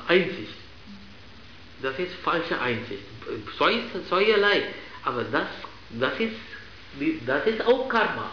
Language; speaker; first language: German; non-native, fluent; Sinhala